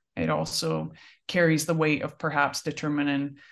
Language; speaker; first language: English; native; English